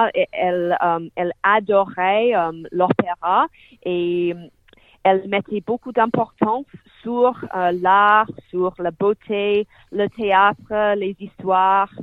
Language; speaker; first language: French; non-native, fluent; English